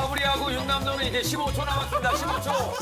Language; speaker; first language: Korean; native; Korean